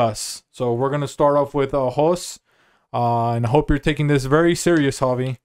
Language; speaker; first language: English; native; English